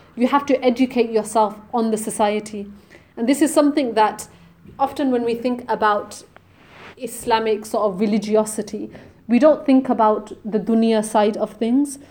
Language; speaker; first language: English; native; English